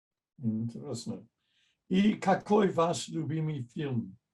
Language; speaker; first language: Russian; non-native, fluent; English